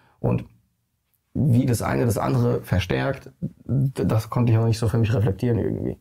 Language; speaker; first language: German; early bilingual, other home language; Polish